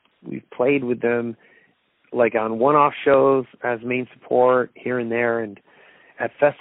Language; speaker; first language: English; native; English